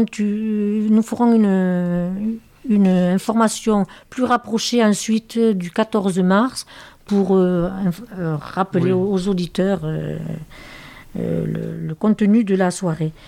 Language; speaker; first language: French; native; French